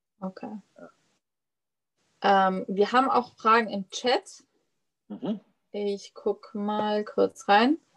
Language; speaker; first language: German; native; German